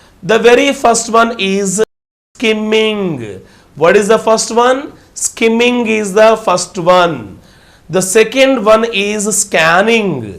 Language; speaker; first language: English; non-native, local second language; Telugu